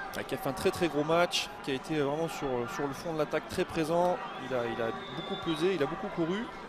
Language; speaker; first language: French; native; French